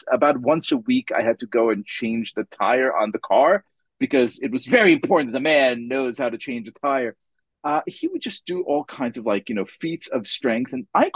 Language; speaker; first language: English; non-native, fluent; Hebrew